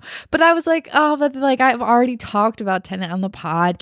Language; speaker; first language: English; native; English